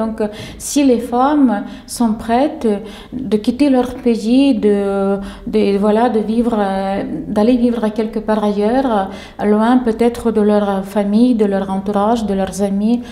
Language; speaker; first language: French; non-native, fluent; Ukrainian